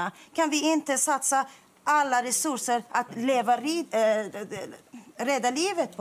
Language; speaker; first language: Swedish; non-native, fluent; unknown